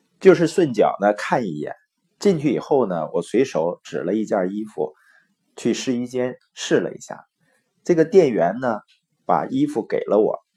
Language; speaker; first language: Chinese; native; Chinese